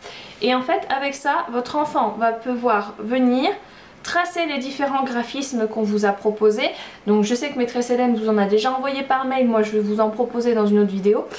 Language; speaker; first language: French; native; French